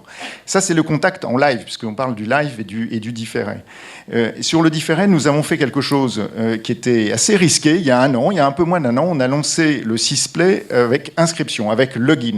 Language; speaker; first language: French; native; French